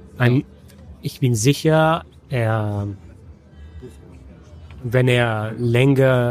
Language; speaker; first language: German; non-native, fluent; French